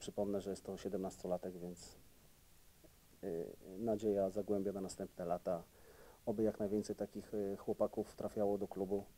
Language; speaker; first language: Polish; native; Polish